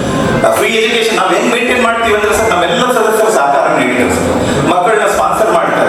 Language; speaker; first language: Kannada; native; Kannada